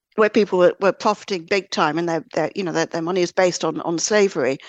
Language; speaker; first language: English; native; English